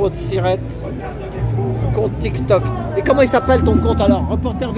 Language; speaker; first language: French; native; French